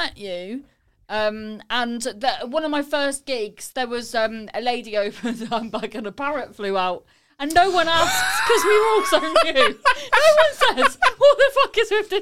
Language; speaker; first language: English; native; English